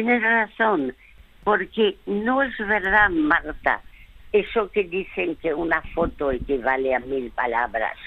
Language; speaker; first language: Spanish; early bilingual, other home language; French